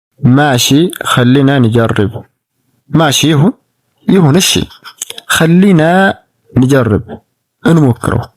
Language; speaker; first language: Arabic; non-native, fluent; Amharic